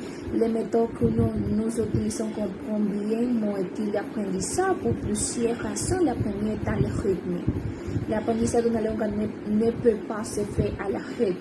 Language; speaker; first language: French; non-native, learner; Spanish